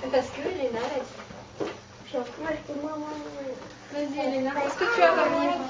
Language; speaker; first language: French; native; French